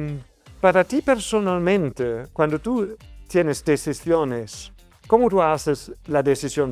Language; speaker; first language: Spanish; non-native, fluent; German